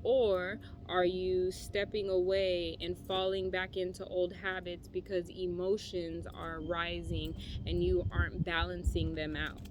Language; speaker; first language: English; native; English